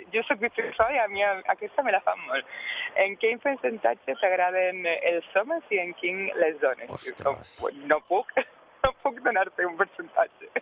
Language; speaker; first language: Catalan; non-native, local second language; Spanish